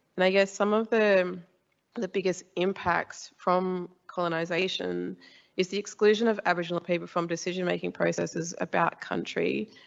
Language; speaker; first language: English; native; English